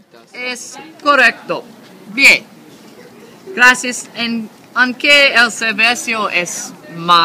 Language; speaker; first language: Spanish; non-native, learner; English